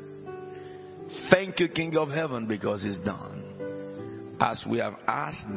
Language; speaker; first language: English; non-native, local second language; Akan